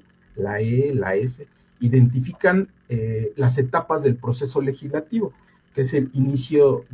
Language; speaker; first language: Spanish; native; Spanish